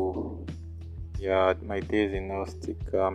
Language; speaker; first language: English; non-native, local second language; Igbo